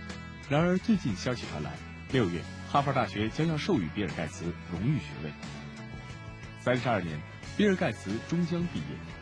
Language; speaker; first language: Chinese; native; Chinese